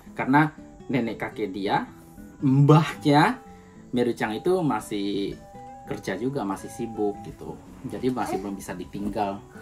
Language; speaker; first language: Indonesian; native; Indonesian